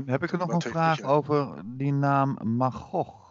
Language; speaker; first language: Dutch; native; Dutch